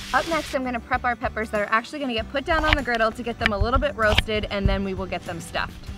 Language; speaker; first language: English; native; English